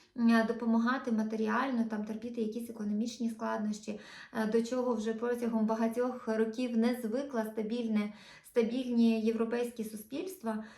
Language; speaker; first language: Ukrainian; native; Ukrainian